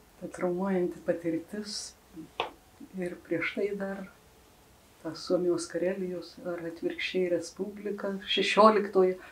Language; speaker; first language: Lithuanian; native; Lithuanian